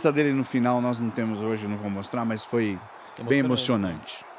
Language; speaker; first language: Portuguese; native; Portuguese